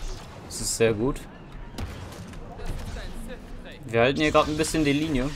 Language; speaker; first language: German; native; German